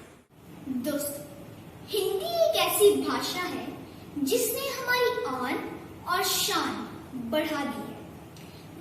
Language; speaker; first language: Hindi; native; Hindi